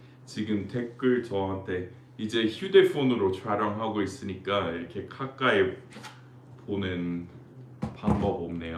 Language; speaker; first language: Korean; non-native, fluent; English